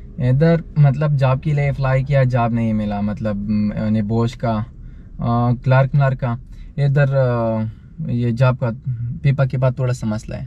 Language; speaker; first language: Urdu; non-native, local second language; Pashto